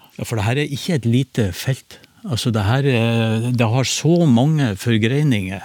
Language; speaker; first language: Norwegian; native; Norwegian